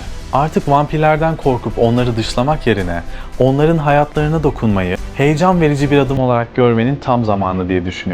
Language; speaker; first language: Turkish; native; Turkish